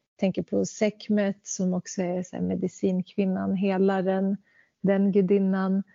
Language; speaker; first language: Swedish; early bilingual, other home language; Central Kurdish